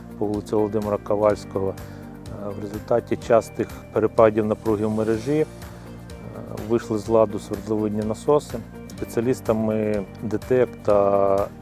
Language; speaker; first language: Ukrainian; native; Ukrainian